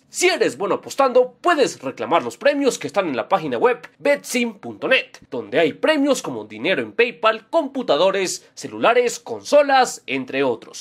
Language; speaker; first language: Spanish; native; Spanish